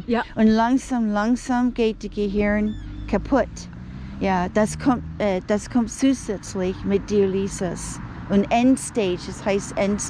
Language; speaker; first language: German; non-native, fluent; English